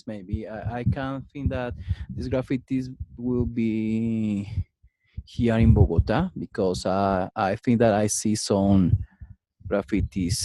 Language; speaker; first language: English; non-native, learner; Spanish